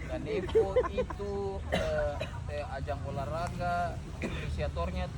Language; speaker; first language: Malay; native; Malay